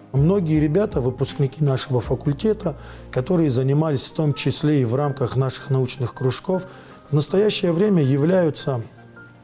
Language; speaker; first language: Russian; native; Russian